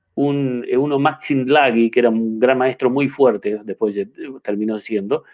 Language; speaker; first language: Spanish; native; Spanish